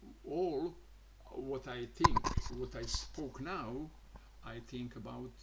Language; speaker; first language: English; non-native, learner; Croatian